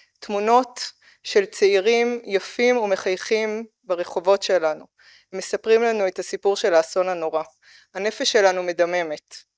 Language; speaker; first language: Hebrew; native; Hebrew